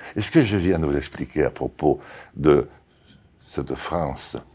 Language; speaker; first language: French; non-native, local second language; Occitan